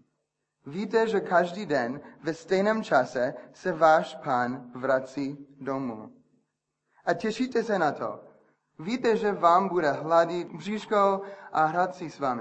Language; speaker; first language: Czech; non-native, fluent; English